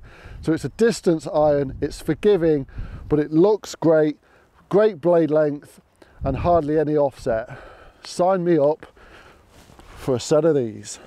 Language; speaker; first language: English; native; English